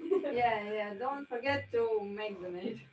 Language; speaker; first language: English; non-native, learner; Ukrainian